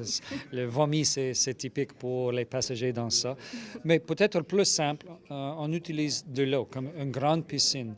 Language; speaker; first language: French; non-native, local second language; English